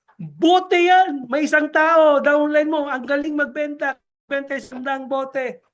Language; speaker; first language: Filipino; non-native, local second language; Cebuano